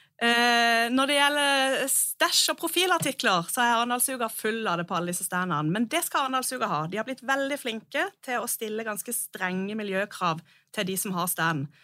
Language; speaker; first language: Norwegian; native; Norwegian